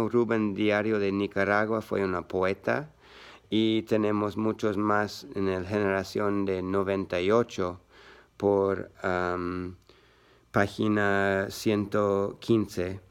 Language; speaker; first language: Spanish; non-native, learner; English